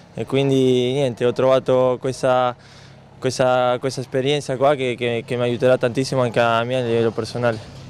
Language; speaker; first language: Italian; non-native, fluent; Spanish